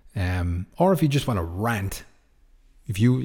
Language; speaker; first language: English; native; English